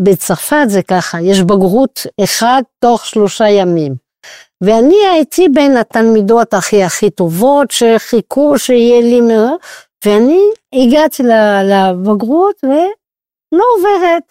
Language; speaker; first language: Hebrew; non-native, fluent; French